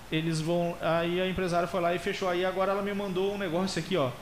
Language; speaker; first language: Portuguese; native; Portuguese